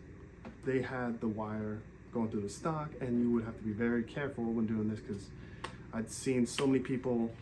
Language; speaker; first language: English; native; English